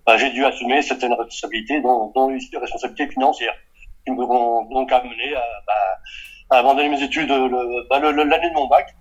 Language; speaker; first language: French; early bilingual, other home language; Portuguese